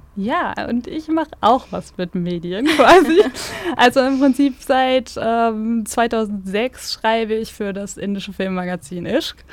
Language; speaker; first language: German; native; German